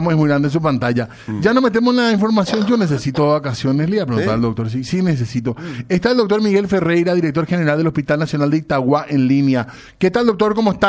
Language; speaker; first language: Spanish; native; Spanish